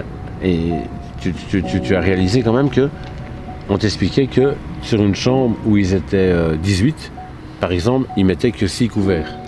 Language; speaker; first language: French; native; French